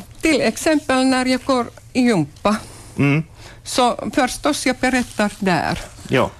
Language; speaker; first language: Swedish; non-native, local second language; Finnish